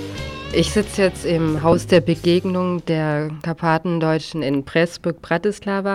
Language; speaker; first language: German; native; German